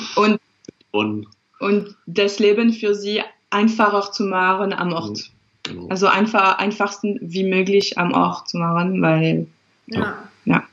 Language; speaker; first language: German; non-native, fluent; French